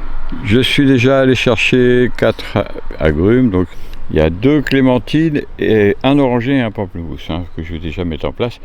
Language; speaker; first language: French; native; French